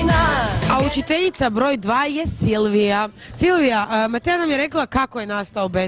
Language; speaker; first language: Croatian; native; Croatian